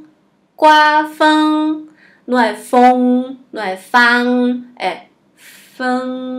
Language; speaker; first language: Portuguese; non-native, fluent; Chinese